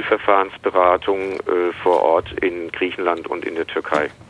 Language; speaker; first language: German; native; German